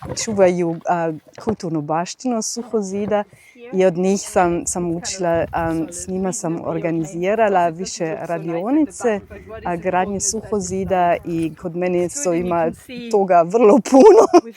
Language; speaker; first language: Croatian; non-native, fluent; German